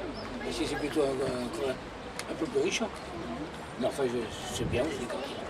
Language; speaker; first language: French; native; French